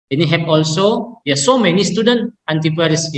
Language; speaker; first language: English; non-native, learner; Indonesian